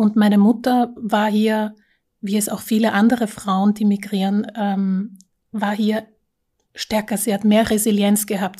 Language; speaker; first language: German; early bilingual, other home language; Slovak